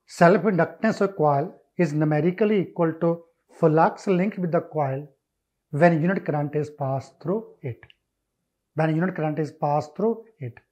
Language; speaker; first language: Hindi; non-native, local second language; Punjabi